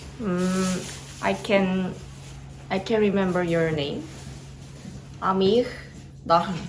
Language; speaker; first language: English; non-native, learner; Korean